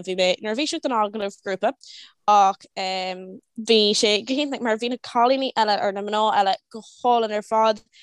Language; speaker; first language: Irish; non-native, local second language; English